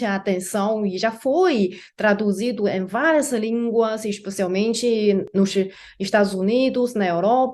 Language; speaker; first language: Portuguese; non-native, fluent; Chinese